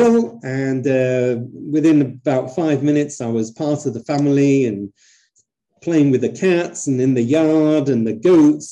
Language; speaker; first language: English; native; English